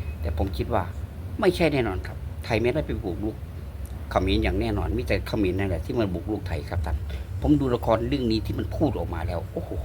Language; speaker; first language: Thai; native; Thai